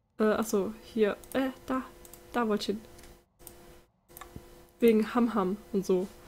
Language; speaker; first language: German; native; German